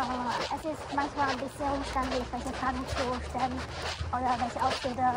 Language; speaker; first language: German; non-native, learner; Chinese